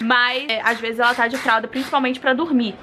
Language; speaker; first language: Portuguese; native; Portuguese